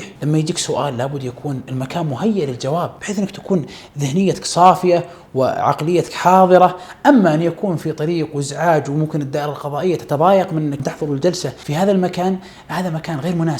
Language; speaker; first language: Arabic; native; Arabic